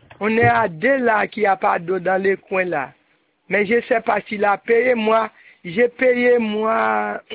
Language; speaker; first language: French; non-native, local second language; Haitian Creole